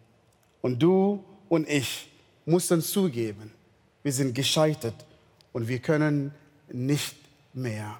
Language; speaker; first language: German; non-native, fluent; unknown